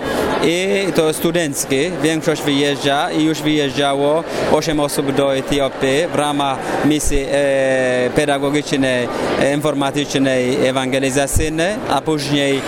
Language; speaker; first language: Polish; non-native, fluent; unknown